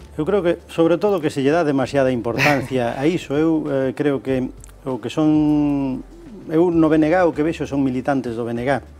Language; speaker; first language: Galician; native; Galician